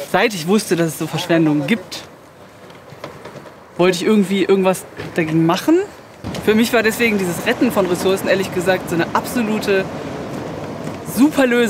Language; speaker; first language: German; native; German